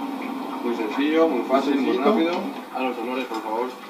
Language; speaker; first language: Spanish; native; Spanish